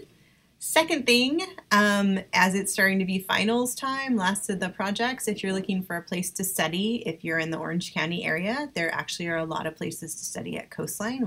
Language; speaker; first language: English; native; English